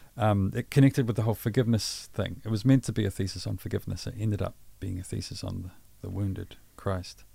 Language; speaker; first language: English; native; English